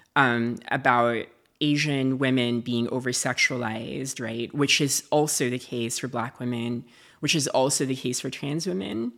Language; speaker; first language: English; non-native, local second language; Filipino